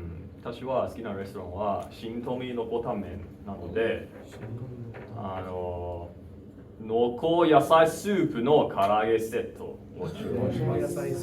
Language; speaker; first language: Japanese; non-native, fluent; English